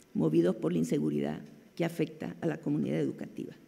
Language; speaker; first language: Spanish; native; Spanish